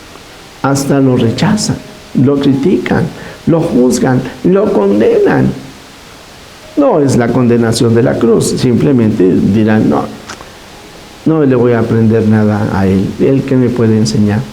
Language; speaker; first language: Spanish; native; Spanish